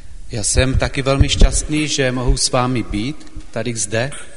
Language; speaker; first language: Czech; native; Czech